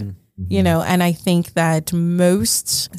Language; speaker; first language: English; early bilingual, other home language; Yoruba